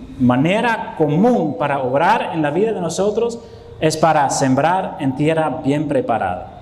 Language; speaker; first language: Spanish; non-native, fluent; Dutch